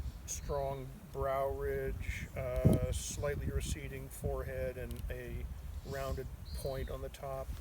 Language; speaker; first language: English; native; English